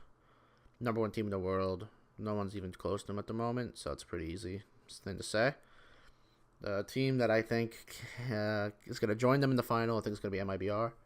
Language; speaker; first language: English; native; English